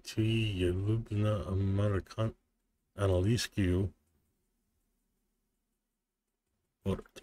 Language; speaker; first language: Ukrainian; non-native, learner; English